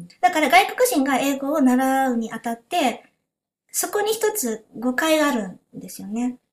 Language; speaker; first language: Japanese; native; Japanese